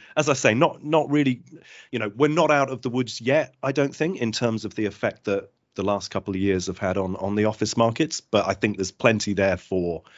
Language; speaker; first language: English; native; English